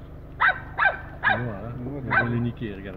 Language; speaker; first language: French; non-native, local second language; Arabic